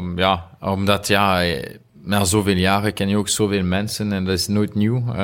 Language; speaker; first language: Dutch; non-native, local second language; French